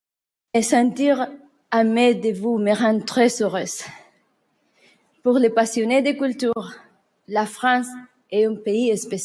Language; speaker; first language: French; non-native, learner; Spanish